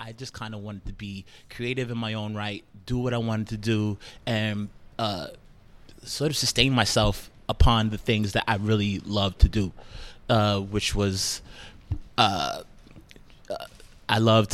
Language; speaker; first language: English; native; English